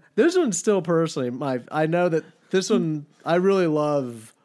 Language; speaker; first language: English; native; English